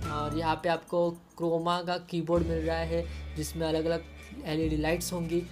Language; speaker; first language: Hindi; non-native, local second language; Marathi